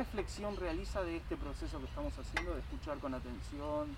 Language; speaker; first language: Spanish; native; Spanish